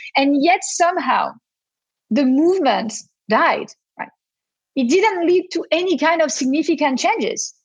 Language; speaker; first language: English; non-native, fluent; French